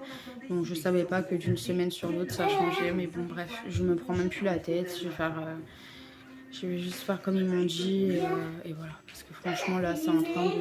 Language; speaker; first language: French; native; French